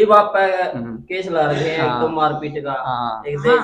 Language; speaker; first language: Hindi; native; Hindi